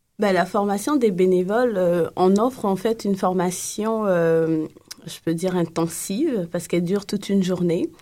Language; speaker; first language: French; non-native, local second language; Lingala